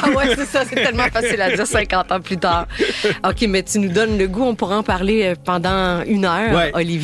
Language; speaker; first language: French; native; French